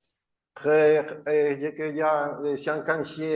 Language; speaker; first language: Chinese; non-native, learner; Spanish